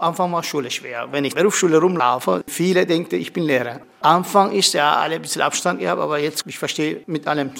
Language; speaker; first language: German; non-native, learner; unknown